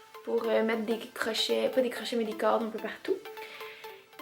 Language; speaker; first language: French; native; French